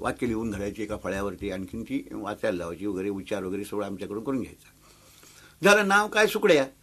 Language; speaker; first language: Marathi; non-native, local second language; Konkani